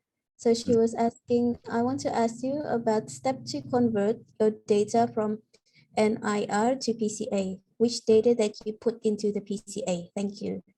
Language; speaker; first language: English; non-native, fluent; Indonesian